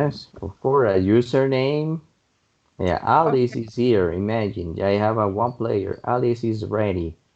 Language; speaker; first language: English; non-native, fluent; Spanish